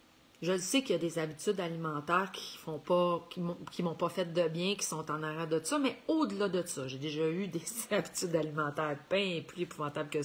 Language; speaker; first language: French; native; French